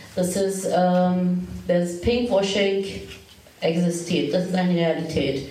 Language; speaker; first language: German; non-native, fluent; Turkish